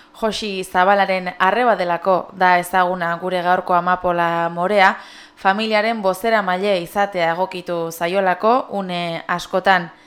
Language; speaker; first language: Basque; native; Basque